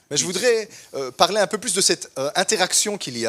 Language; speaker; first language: French; native; French